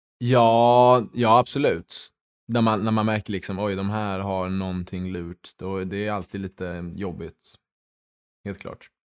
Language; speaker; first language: Swedish; early bilingual, heritage; Swedish